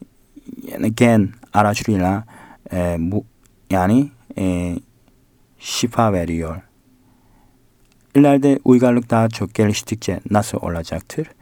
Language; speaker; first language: Turkish; non-native, learner; Korean